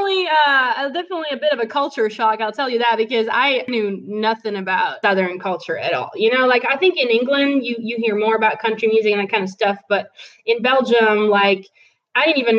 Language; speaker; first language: English; non-native, fluent; French